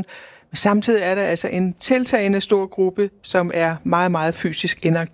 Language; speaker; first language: Danish; native; Danish